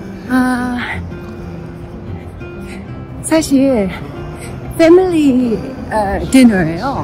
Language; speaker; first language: Korean; native; Korean